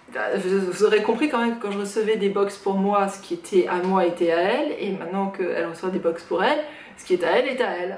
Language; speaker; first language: French; native; French